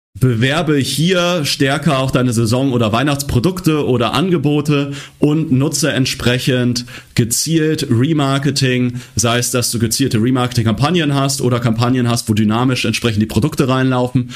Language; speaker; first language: German; native; German